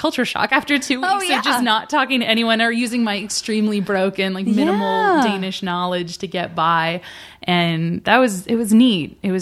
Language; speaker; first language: English; native; English